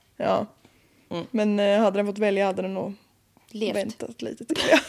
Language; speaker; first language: Swedish; native; Swedish